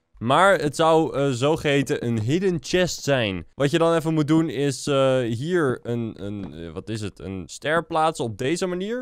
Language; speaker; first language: Dutch; native; Dutch